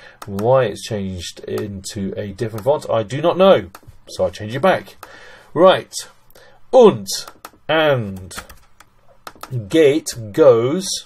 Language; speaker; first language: English; native; English